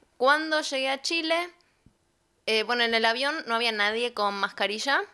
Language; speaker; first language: Spanish; native; Spanish